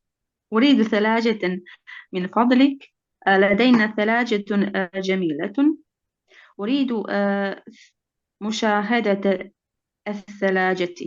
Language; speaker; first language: Arabic; non-native, learner; Bosnian